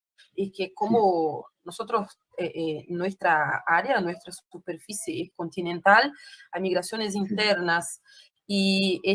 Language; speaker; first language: Spanish; non-native, fluent; Portuguese